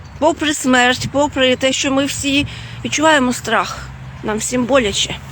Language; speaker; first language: Ukrainian; non-native, fluent; Lithuanian